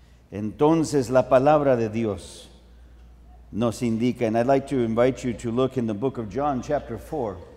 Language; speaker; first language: English; early bilingual, other home language; Spanish